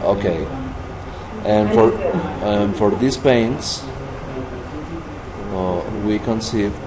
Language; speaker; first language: English; non-native, learner; Spanish